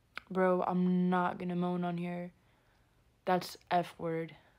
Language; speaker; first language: English; early bilingual, other home language; Spanish